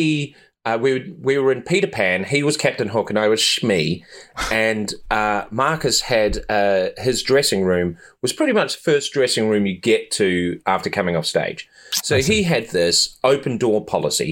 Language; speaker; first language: English; native; English